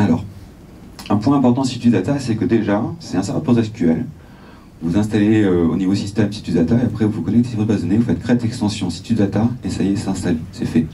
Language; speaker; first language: French; native; French